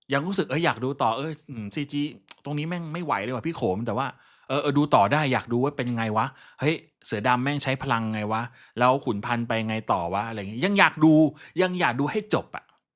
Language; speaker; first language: Thai; native; Thai